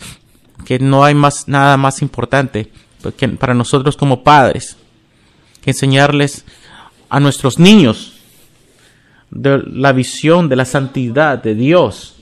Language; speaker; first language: Spanish; non-native, fluent; English